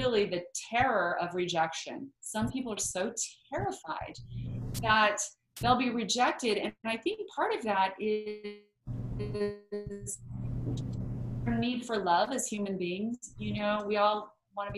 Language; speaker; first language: English; native; English